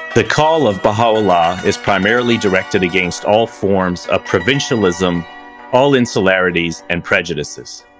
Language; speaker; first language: English; early bilingual, other home language; Persian